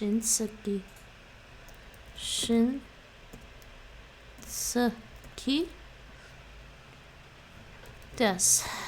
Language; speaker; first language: Japanese; non-native, learner; English